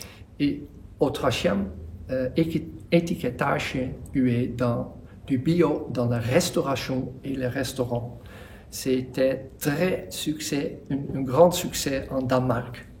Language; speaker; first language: French; non-native, fluent; Dutch